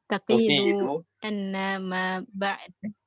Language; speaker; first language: Arabic; non-native, learner; Indonesian